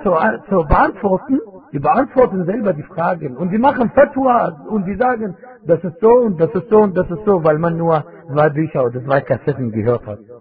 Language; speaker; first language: German; non-native, fluent; Arabic